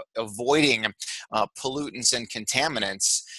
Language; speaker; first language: English; native; English